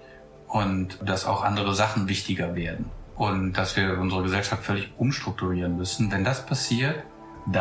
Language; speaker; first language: German; native; German